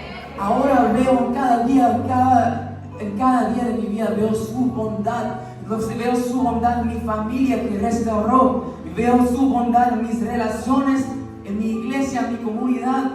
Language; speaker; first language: Spanish; early bilingual, heritage; Spanish